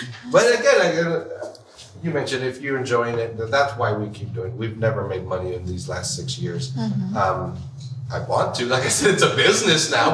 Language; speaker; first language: English; early bilingual, other home language; Spanish